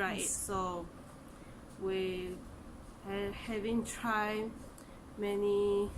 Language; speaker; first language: English; non-native, local second language; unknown